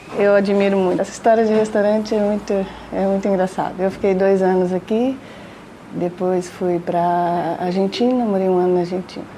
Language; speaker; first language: Portuguese; native; Portuguese